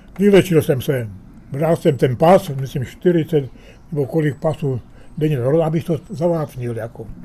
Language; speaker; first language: Czech; early bilingual, heritage; Czech